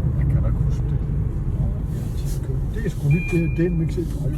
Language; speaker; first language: Danish; native; Danish